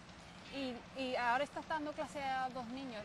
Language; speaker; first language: Spanish; native; Spanish